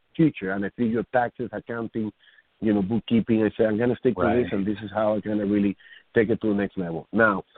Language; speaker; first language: English; non-native, fluent; Spanish